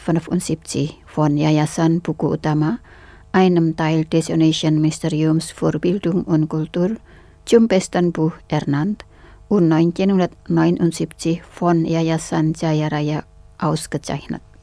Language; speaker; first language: German; non-native, fluent; Indonesian